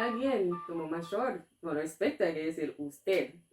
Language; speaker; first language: Spanish; non-native, fluent; English